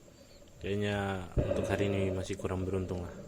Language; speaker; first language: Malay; non-native, local second language; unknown